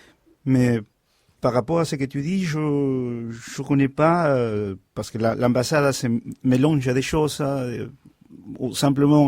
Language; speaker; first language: French; non-native, fluent; Spanish